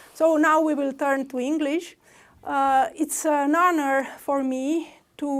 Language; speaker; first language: English; non-native, fluent; Romanian